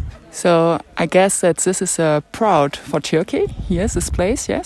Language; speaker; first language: English; non-native, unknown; French